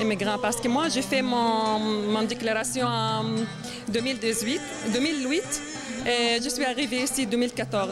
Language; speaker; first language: French; non-native, learner; Arabic